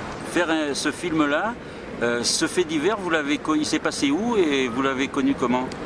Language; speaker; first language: French; native; French